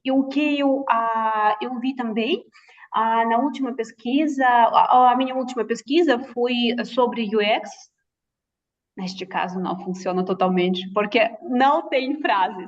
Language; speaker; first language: Portuguese; non-native, fluent; Russian